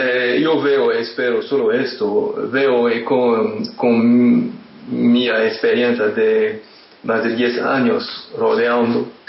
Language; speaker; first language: Spanish; non-native, fluent; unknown